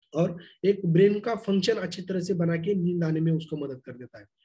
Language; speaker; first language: Hindi; non-native, local second language; Marathi